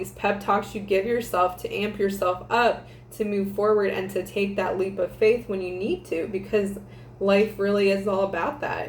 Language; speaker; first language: English; native; English